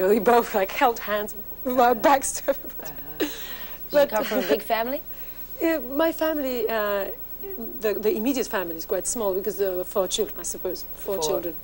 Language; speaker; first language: English; non-native, fluent; Polish